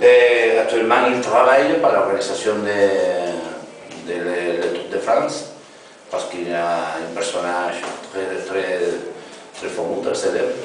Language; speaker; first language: French; non-native, learner; Spanish